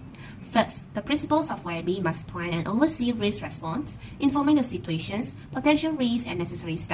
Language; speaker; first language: English; non-native, local second language; Malay